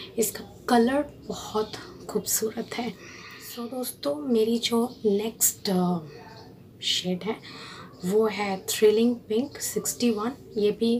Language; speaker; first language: Hindi; non-native, local second language; Bangla